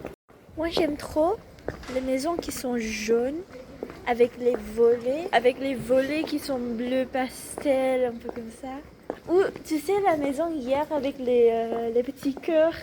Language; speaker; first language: French; non-native, learner; Indonesian